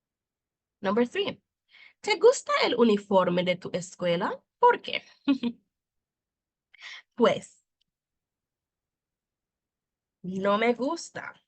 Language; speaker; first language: Spanish; non-native, fluent; English